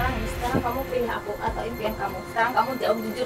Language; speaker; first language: Indonesian; native; Indonesian